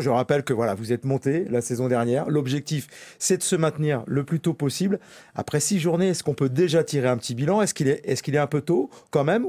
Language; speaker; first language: French; native; French